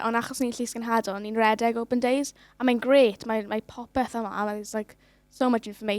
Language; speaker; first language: Welsh; non-native, local second language; English